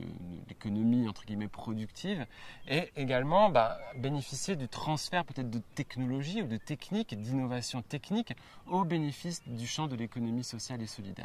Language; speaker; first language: French; native; French